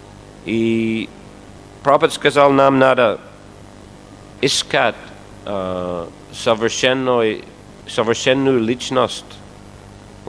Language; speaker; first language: Russian; non-native, fluent; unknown